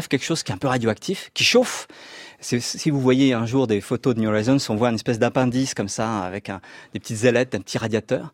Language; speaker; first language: French; native; French